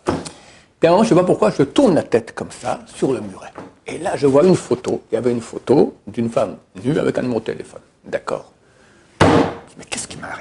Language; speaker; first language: French; native; French